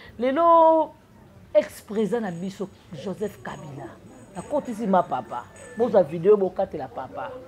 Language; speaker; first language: Lingala; native; Lingala